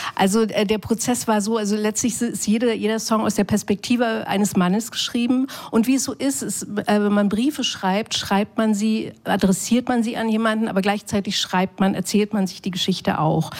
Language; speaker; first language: German; native; German